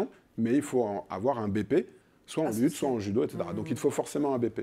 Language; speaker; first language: French; native; French